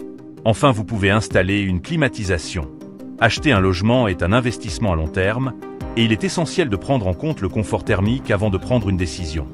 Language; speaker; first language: French; native; French